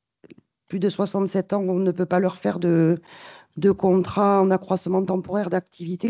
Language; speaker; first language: French; native; French